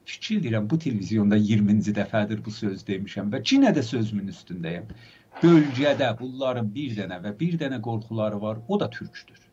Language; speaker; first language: Azerbaijani; native; Azerbaijani